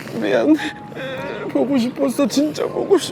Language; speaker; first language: Korean; non-native, learner; French